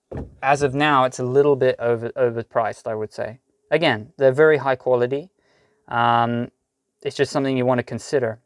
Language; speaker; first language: English; native; English